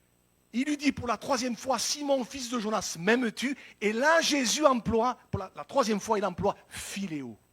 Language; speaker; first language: French; native; French